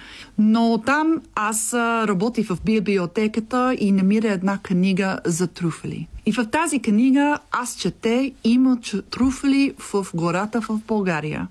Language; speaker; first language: Bulgarian; non-native, learner; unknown